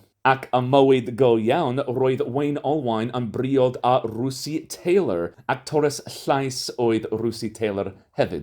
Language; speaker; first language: Welsh; non-native, fluent; English